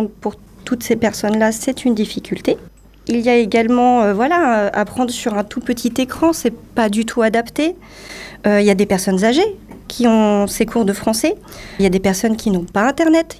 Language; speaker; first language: French; native; French